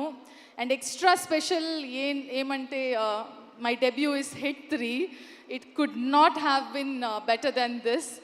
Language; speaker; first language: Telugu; non-native, learner; Kannada